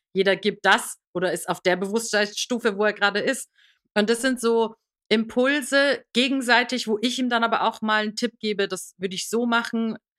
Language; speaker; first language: German; early bilingual, other home language; Persian